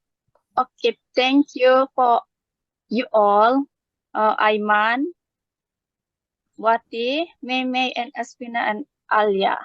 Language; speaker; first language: English; non-native, learner; Malay